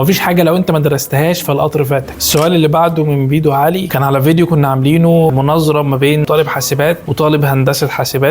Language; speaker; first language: Arabic; native; Arabic